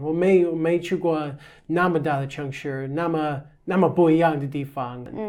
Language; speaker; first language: Chinese; non-native, fluent; English